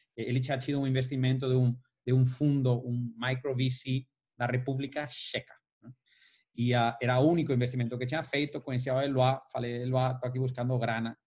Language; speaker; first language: Portuguese; non-native, fluent; Spanish